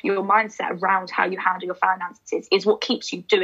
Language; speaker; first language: English; native; English